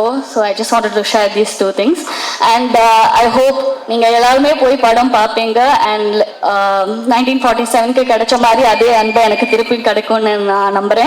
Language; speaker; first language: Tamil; non-native, fluent; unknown